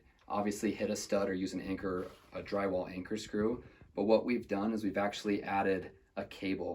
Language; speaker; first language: English; native; English